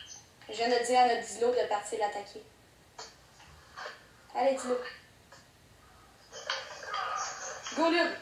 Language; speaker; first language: French; native; French